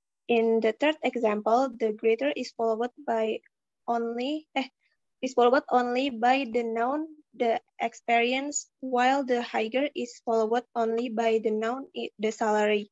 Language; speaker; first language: English; non-native, learner; Indonesian